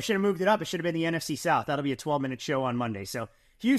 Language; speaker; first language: English; native; English